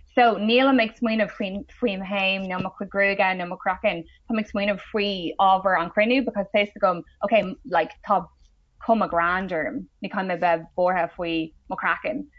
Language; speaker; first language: Irish; non-native, local second language; English